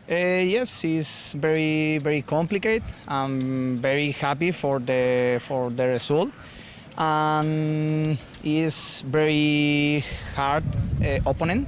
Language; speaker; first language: English; non-native, learner; Spanish